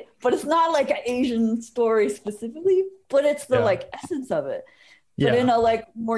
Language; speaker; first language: English; native; English